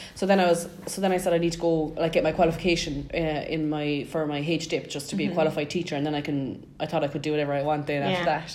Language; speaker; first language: English; native; English